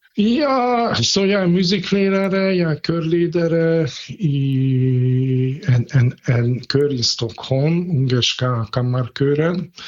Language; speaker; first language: Swedish; non-native, fluent; Hungarian